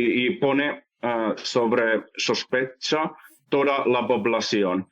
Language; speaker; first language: Spanish; non-native, fluent; Finnish